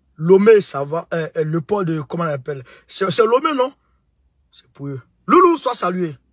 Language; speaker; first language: French; non-native, local second language; Bambara